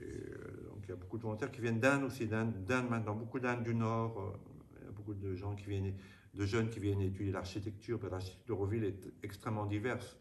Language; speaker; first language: French; native; French